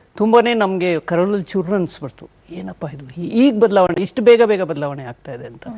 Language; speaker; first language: Kannada; non-native, local second language; Gujarati